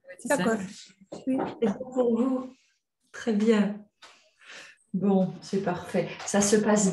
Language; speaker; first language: French; native; French